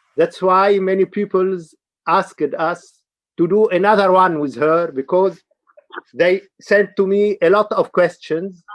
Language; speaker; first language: English; non-native, learner; Arabic